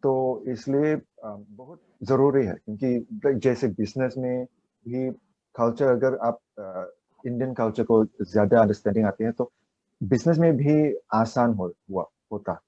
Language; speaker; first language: Hindi; non-native, learner; Chinese